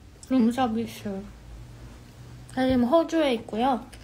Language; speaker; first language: Korean; non-native, fluent; Chinese